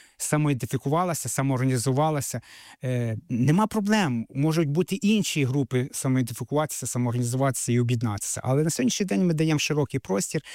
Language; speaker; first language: Ukrainian; native; Ukrainian